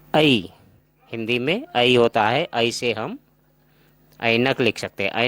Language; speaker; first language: Hindi; non-native, local second language; Assamese